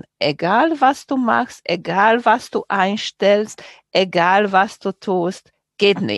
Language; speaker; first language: German; non-native, fluent; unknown